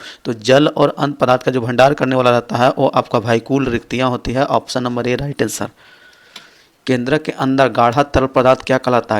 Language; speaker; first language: Hindi; native; Hindi